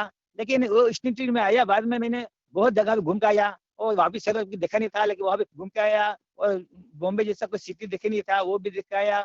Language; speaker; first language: Hindi; non-native, local second language; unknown